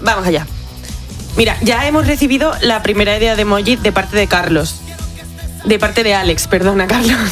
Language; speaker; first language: Spanish; native; Spanish